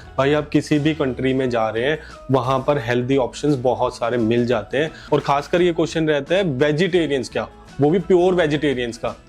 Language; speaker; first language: Hindi; native; Hindi